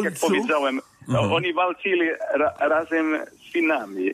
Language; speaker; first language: Polish; non-native, fluent; Finnish